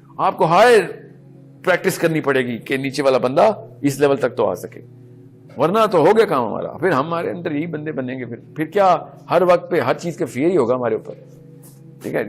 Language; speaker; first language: Urdu; native; Urdu